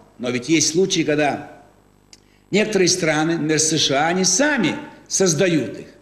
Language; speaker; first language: Russian; native; Russian